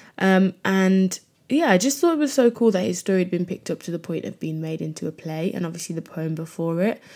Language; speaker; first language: English; native; English